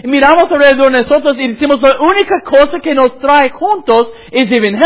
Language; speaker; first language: Spanish; non-native, learner; English